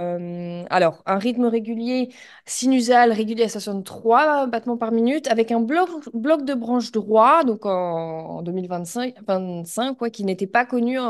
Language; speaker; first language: French; native; French